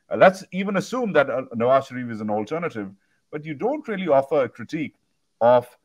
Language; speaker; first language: English; non-native, local second language; Urdu